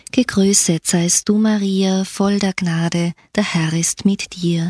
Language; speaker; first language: German; native; German